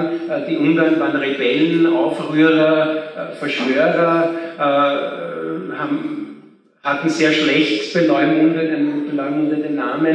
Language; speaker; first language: German; native; German